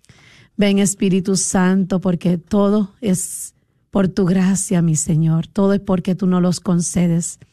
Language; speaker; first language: Spanish; native; Spanish